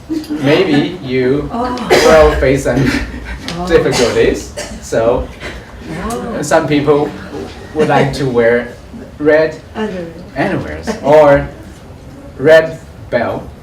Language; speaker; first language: English; non-native, learner; Chinese